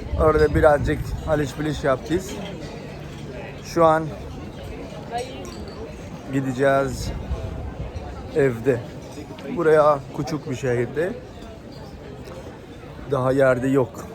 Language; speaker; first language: Turkish; non-native, learner; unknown